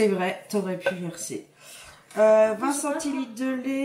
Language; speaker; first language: French; native; French